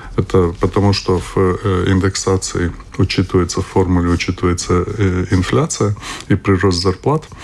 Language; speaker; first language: Russian; non-native, local second language; Latvian